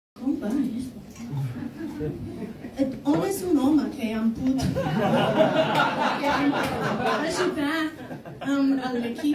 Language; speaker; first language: Catalan; non-native, fluent; English